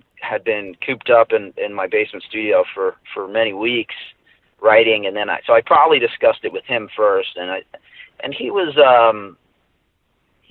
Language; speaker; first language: English; native; English